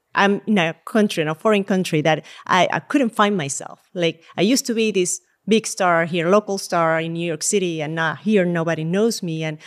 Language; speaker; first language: English; non-native, fluent; Spanish